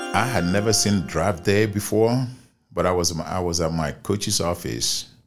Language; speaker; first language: English; non-native, local second language; Igbo